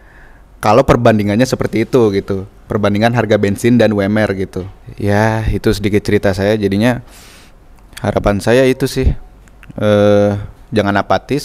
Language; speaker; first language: Indonesian; native; Indonesian